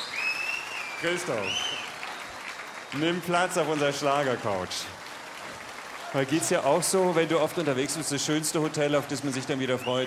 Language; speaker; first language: German; native; German